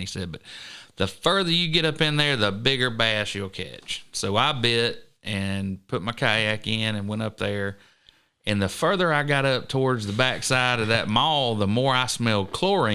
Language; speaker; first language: English; native; English